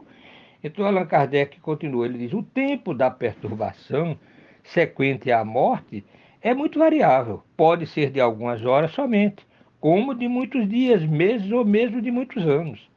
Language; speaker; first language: Portuguese; native; Portuguese